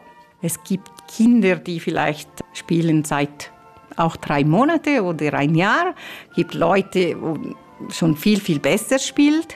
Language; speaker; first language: German; non-native, fluent; Italian